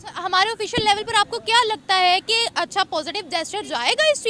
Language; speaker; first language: Hindi; native; Hindi